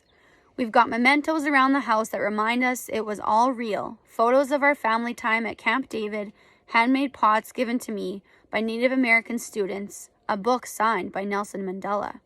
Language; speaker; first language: English; native; English